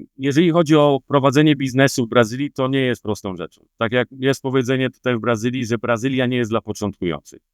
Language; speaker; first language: Polish; native; Polish